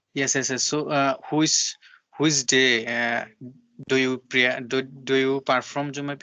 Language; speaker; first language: English; non-native, learner; Bangla